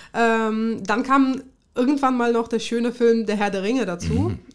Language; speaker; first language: German; early bilingual, other home language; Russian